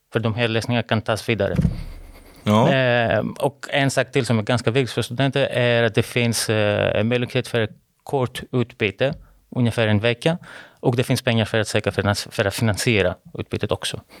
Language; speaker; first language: Swedish; non-native, fluent; Greek